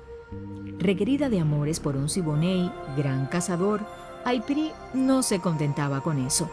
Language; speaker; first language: Spanish; native; Spanish